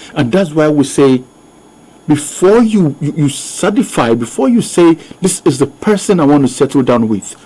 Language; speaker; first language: English; non-native, local second language; Yoruba